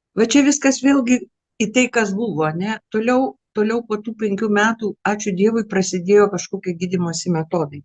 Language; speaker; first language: Lithuanian; native; Lithuanian